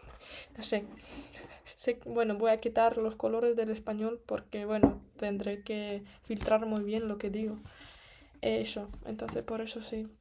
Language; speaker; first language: Spanish; non-native, fluent; Russian